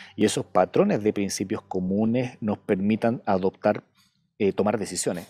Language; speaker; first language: Spanish; native; Spanish